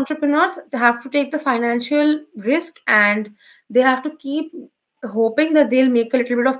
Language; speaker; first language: English; non-native, local second language; Bangla